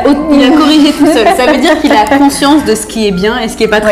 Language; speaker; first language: French; native; French